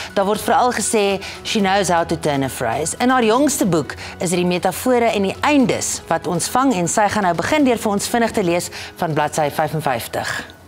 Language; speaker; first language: Afrikaans; native; Afrikaans